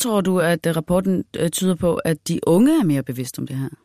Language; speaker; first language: Danish; native; Danish